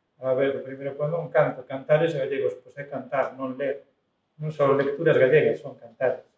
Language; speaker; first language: Galician; non-native, local second language; Spanish